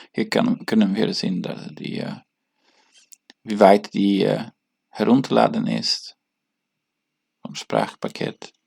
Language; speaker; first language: German; non-native, learner; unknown